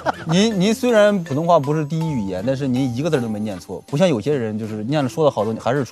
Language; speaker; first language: Chinese; native; Chinese